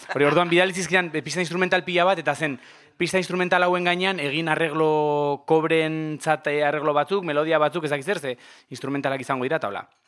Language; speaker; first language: Basque; non-native, local second language; Spanish